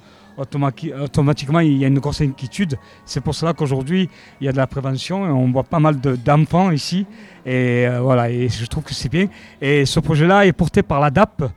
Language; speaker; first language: French; native; French